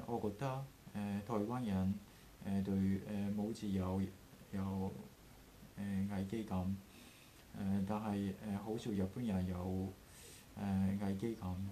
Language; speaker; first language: Cantonese; non-native, learner; Japanese